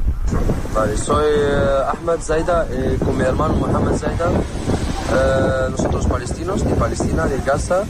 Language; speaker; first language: Spanish; non-native, learner; Arabic